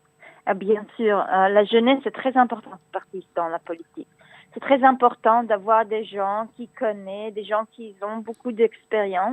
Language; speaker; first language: French; non-native, learner; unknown